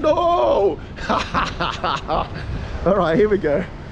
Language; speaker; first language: English; native; English